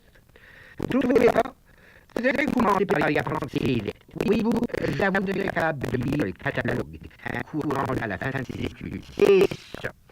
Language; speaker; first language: French; native; French